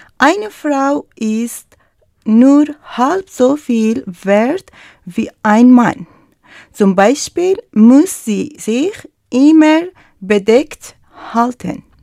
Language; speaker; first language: German; non-native, learner; Persian